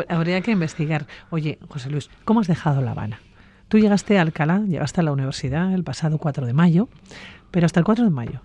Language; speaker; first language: Spanish; native; Spanish